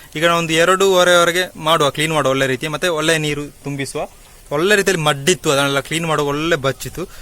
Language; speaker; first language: Kannada; native; Kannada